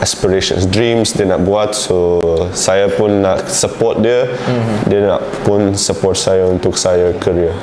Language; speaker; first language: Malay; non-native, learner; English